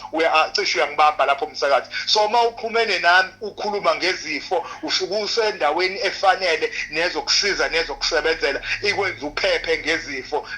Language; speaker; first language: Zulu; native; Zulu